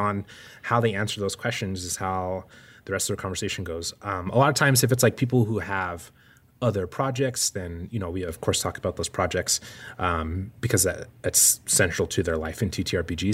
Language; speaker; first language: English; native; English